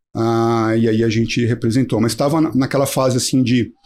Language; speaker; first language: Portuguese; native; Portuguese